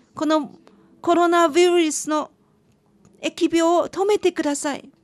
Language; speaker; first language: Japanese; non-native, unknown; Chinese